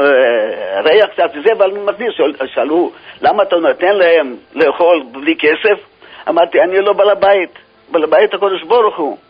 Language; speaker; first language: Hebrew; non-native, fluent; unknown